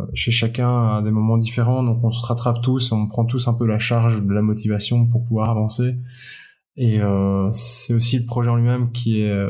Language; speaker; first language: French; native; French